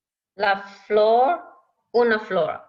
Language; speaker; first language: Spanish; non-native, learner; English